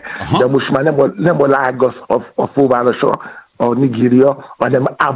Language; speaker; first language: Hungarian; non-native, learner; Yoruba